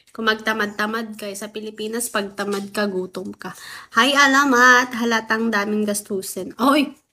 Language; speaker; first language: Filipino; non-native, local second language; Waray